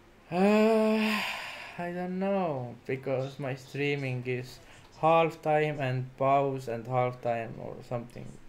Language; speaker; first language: English; non-native, learner; Estonian